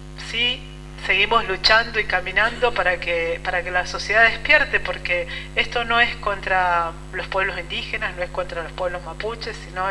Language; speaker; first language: Spanish; native; Spanish